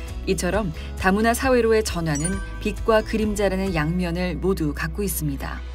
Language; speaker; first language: Korean; native; Korean